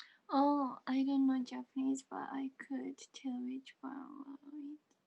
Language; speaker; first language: English; non-native, learner; Japanese